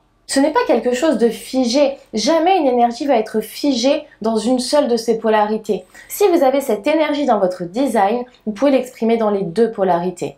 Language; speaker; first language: French; native; French